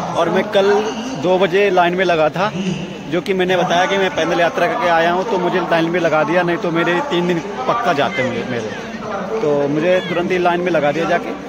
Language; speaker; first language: Hindi; native; Hindi